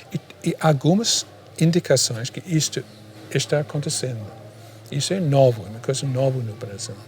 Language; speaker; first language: Portuguese; non-native, fluent; English